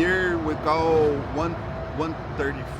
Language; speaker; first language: English; non-native, learner; Portuguese